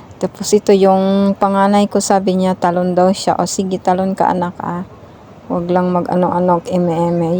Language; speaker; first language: Filipino; non-native, local second language; Cebuano